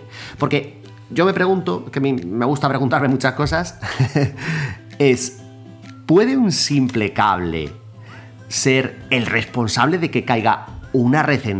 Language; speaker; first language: Spanish; native; Spanish